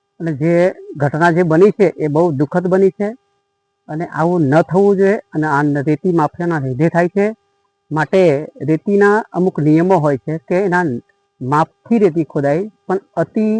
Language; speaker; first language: Gujarati; non-native, local second language; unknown